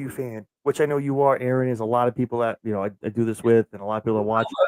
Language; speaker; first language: English; native; English